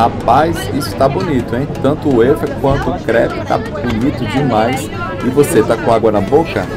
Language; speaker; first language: Portuguese; native; Portuguese